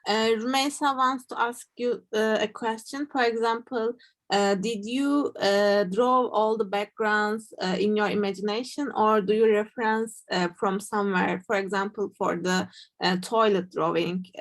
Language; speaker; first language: English; non-native, fluent; Turkish